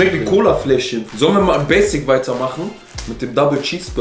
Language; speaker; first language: German; native; German